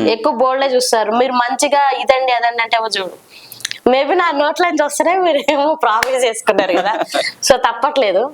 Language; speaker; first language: Telugu; native; Telugu